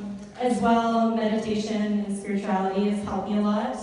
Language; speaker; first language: English; native; English